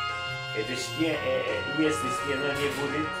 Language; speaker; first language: Russian; non-native, learner; English